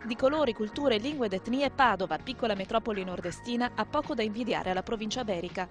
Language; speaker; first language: Italian; native; Italian